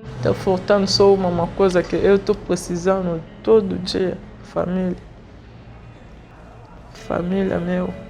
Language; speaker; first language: Portuguese; non-native, learner; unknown